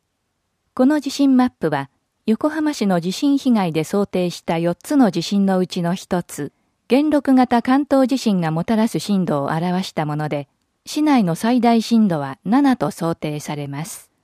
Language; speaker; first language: Japanese; native; Japanese